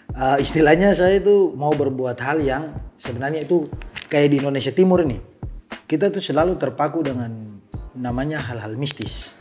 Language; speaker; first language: Indonesian; native; Indonesian